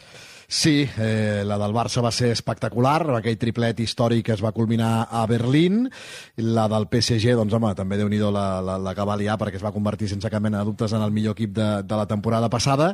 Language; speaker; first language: Catalan; native; Catalan